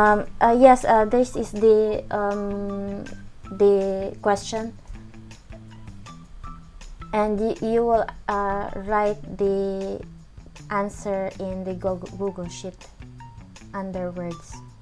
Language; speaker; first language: English; non-native, fluent; Indonesian